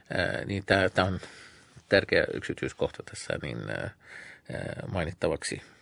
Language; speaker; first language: Finnish; non-native, fluent; Arabic